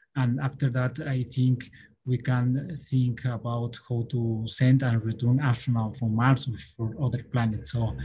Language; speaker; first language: English; non-native, learner; Spanish